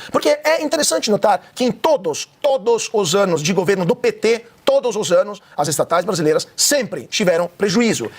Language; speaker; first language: Portuguese; non-native, fluent; Italian